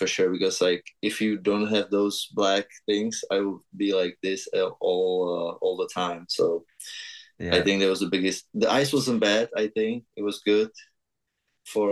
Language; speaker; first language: English; non-native, fluent; Czech